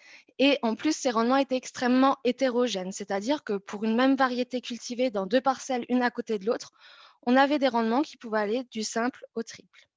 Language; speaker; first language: French; native; French